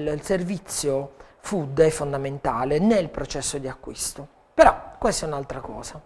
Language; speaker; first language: Italian; native; Italian